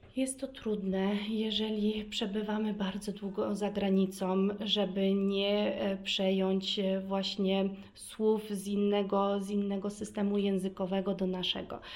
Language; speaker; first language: Polish; early bilingual, heritage; Polish